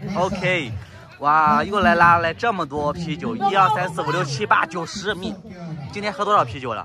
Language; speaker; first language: Chinese; native; Chinese